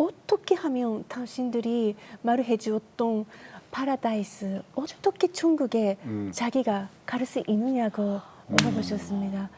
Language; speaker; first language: Korean; non-native, learner; Japanese